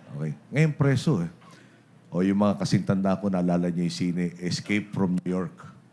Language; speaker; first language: Filipino; native; Filipino